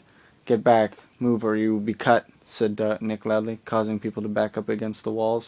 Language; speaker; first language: English; native; English